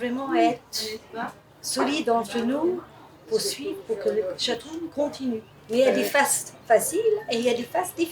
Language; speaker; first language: French; non-native, fluent; English